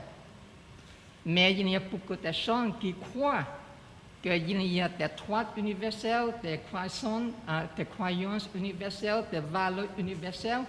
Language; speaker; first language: French; non-native, learner; Chinese